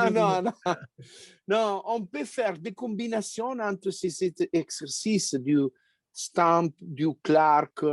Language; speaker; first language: French; non-native, fluent; Italian